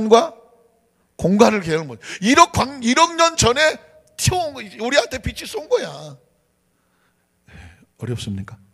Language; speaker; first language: Korean; native; Korean